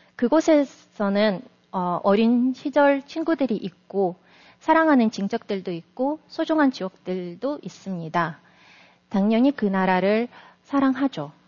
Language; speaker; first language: Korean; non-native, fluent; Russian